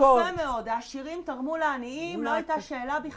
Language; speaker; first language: Hebrew; native; Hebrew